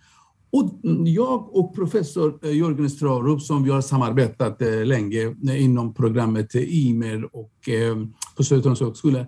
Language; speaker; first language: Swedish; non-native, fluent; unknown